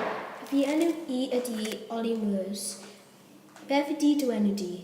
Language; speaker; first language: Welsh; non-native, learner; English